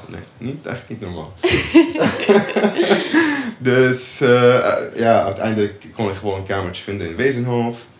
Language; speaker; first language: Dutch; non-native, fluent; Arabic